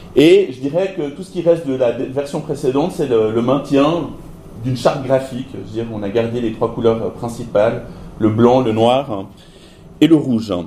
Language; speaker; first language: French; native; French